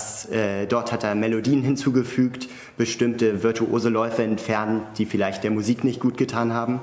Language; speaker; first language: German; native; German